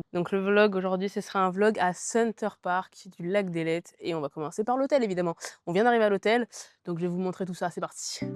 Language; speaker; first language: French; native; French